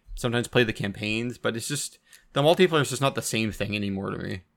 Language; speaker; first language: English; native; English